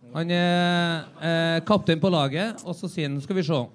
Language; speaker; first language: Norwegian; native; Norwegian